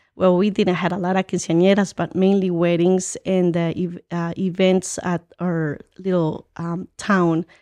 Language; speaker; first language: English; early bilingual, other home language; Spanish